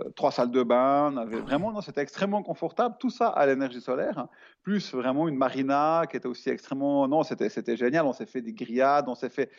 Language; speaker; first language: French; native; French